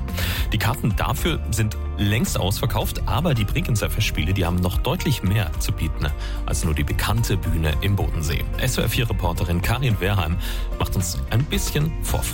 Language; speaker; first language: German; native; German